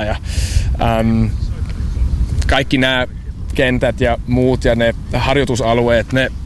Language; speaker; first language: Finnish; non-native, fluent; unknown